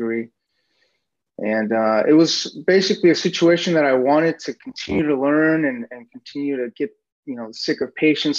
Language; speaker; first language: English; native; English